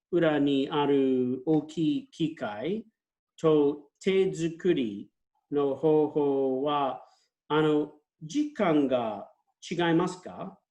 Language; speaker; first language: Japanese; non-native, fluent; English